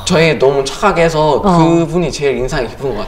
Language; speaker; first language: Korean; early bilingual, other home language; English